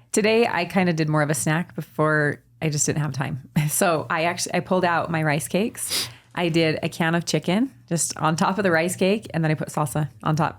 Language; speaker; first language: English; native; English